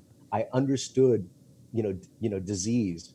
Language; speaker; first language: English; native; English